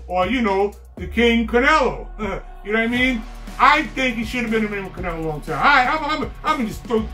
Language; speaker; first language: English; native; English